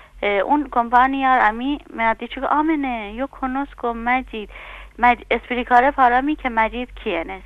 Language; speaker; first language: Spanish; non-native, learner; Persian